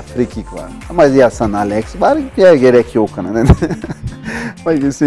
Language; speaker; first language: Turkish; non-native, learner; Portuguese